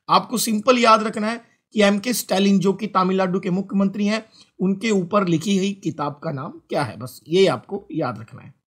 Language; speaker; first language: Hindi; non-native, local second language; Punjabi